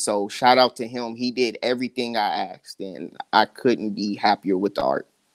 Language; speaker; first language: English; native; English